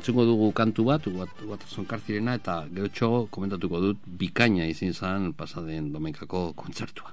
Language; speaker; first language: Basque; native; Basque